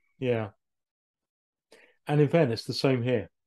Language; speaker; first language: English; native; English